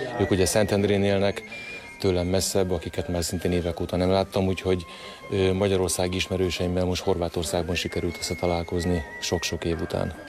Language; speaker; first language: Hungarian; native; Hungarian